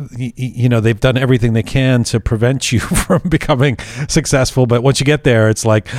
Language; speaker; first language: English; native; English